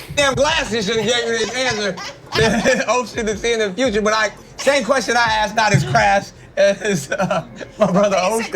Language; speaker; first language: English; native; English